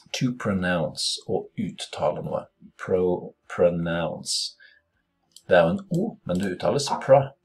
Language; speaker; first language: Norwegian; native; Norwegian